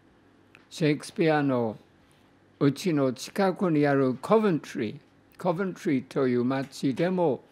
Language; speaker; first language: Japanese; non-native, fluent; English